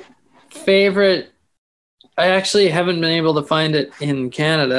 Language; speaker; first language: English; native; English